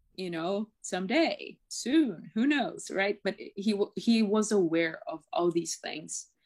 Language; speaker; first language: English; non-native, fluent; Portuguese